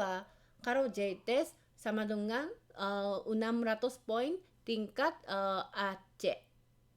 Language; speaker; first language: Indonesian; non-native, fluent; Japanese